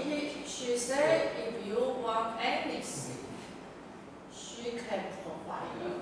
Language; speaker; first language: English; non-native, learner; Chinese